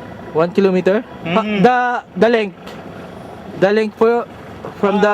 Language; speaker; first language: English; non-native, learner; Filipino